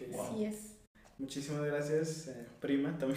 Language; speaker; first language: Spanish; native; Spanish